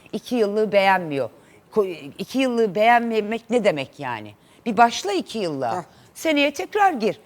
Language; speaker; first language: Turkish; native; Turkish